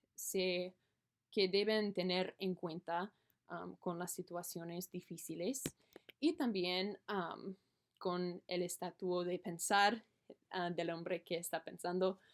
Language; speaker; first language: Spanish; non-native, learner; English